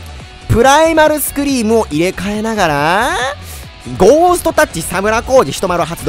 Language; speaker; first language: Japanese; native; Japanese